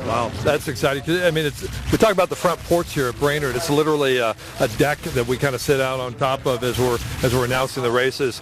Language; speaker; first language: English; native; English